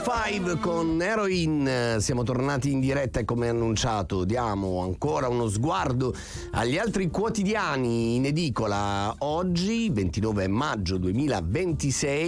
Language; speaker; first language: Italian; native; Italian